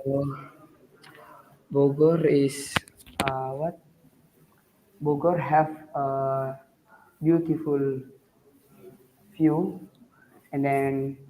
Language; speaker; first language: English; non-native, learner; Indonesian